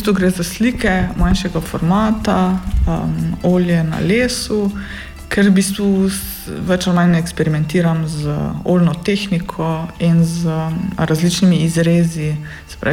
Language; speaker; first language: Slovenian; native; Slovenian